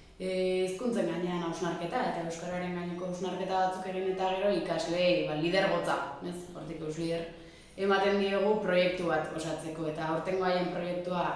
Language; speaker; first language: Basque; native; Basque